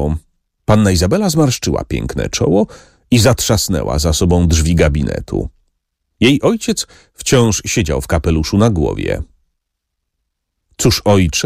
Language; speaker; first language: Polish; native; Polish